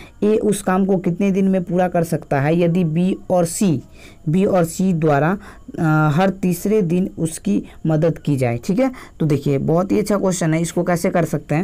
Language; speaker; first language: Hindi; native; Hindi